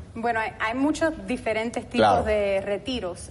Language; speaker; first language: Spanish; early bilingual, heritage; Spanish